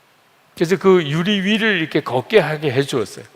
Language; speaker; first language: Korean; native; Korean